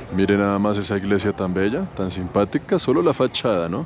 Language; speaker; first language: Spanish; native; Spanish